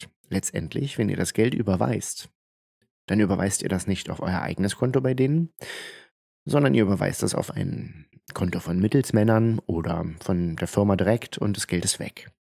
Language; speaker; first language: German; native; German